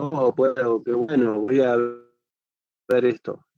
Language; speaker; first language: Spanish; native; Spanish